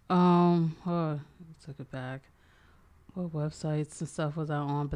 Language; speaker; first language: English; native; English